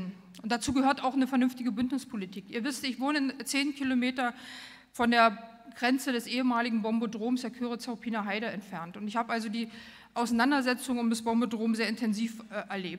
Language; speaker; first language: German; native; German